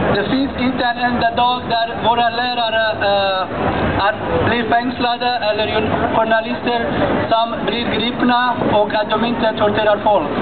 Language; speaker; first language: Swedish; non-native, fluent; Persian